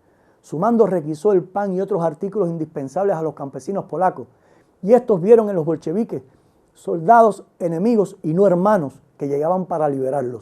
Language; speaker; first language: Spanish; native; Spanish